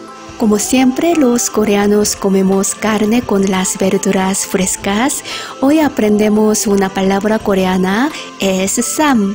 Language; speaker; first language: Spanish; non-native, learner; Korean